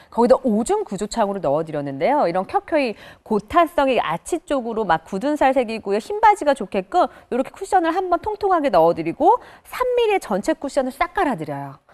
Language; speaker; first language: Korean; native; Korean